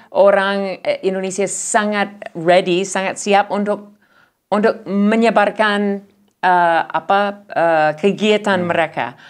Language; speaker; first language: Indonesian; non-native, learner; English